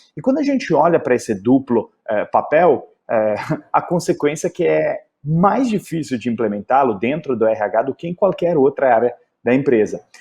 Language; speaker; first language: Portuguese; non-native, fluent; Italian